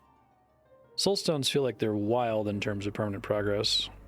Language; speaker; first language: English; native; English